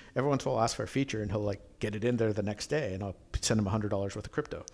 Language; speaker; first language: English; native; English